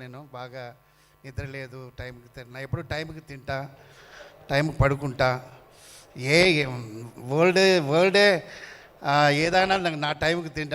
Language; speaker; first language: Telugu; non-native, fluent; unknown